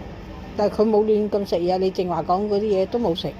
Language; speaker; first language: Cantonese; non-native, fluent; Punjabi